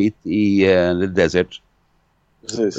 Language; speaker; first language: Swedish; non-native, fluent; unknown